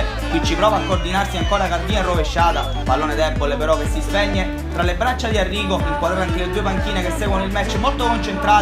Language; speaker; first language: Italian; native; Italian